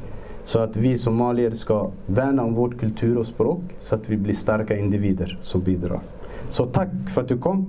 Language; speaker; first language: Swedish; early bilingual, other home language; Somali